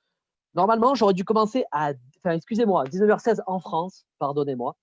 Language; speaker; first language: French; native; French